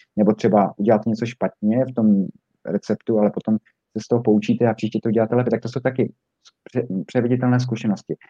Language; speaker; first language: Czech; native; Czech